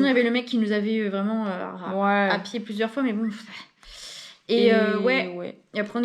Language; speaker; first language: French; native; French